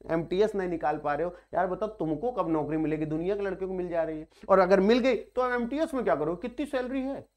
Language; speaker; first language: Hindi; native; Hindi